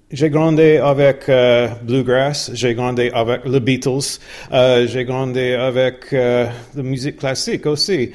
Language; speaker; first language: French; non-native, learner; English